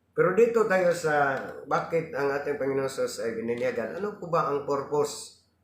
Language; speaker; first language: Filipino; non-native, local second language; Cebuano